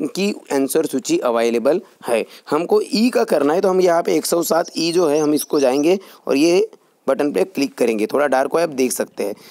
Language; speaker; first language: Hindi; non-native, local second language; Marathi